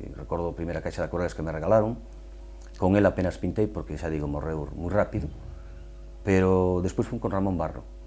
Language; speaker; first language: Galician; native; Galician